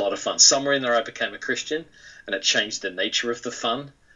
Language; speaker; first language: English; native; English